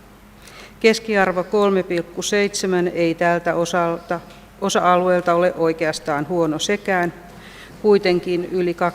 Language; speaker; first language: Finnish; native; Finnish